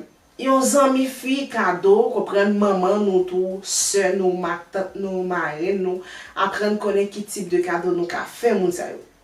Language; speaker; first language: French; non-native, learner; Haitian Creole